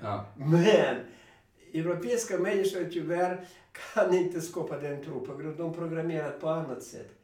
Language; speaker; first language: Swedish; non-native, fluent; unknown